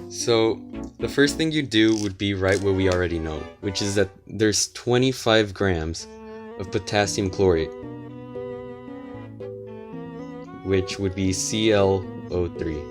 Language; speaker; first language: English; native; English